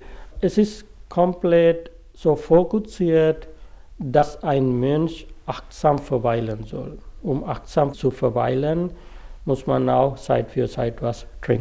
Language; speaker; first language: German; non-native, fluent; Sinhala